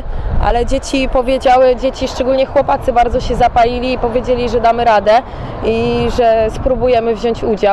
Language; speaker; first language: Polish; native; Polish